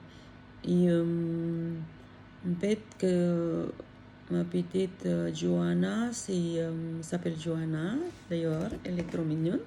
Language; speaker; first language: French; non-native, learner; Filipino